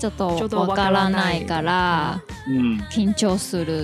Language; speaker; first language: Japanese; non-native, learner; Chinese